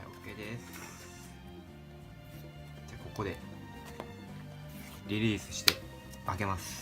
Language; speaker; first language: Japanese; native; Japanese